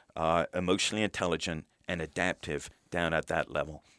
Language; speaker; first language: English; native; English